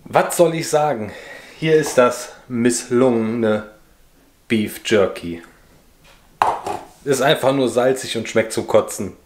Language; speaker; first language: German; native; German